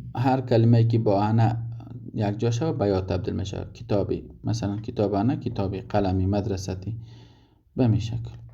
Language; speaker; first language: Persian; native; Persian